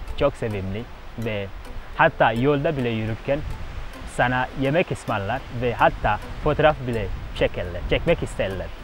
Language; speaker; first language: Turkish; non-native, fluent; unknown